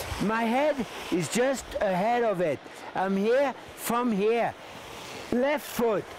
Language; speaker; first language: English; non-native, fluent; French